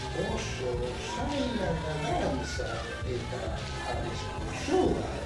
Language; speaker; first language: Basque; non-native, learner; Spanish